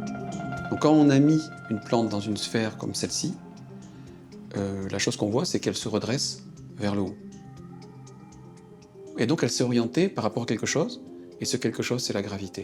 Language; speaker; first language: French; native; French